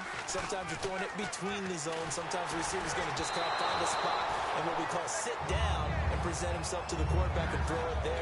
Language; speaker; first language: English; native; English